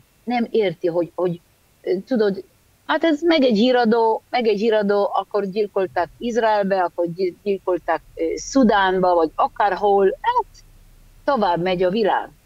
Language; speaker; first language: Hungarian; early bilingual, heritage; Hebrew